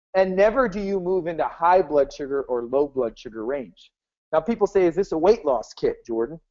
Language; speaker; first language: English; native; English